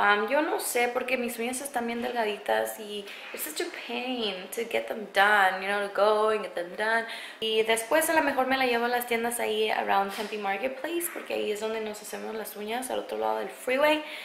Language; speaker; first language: Spanish; early bilingual, heritage; Spanish